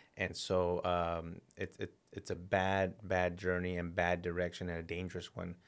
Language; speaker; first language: English; early bilingual, other home language; Spanish